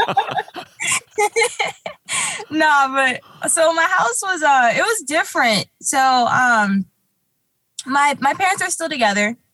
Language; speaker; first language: English; native; English